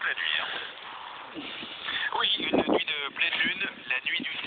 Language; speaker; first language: French; native; French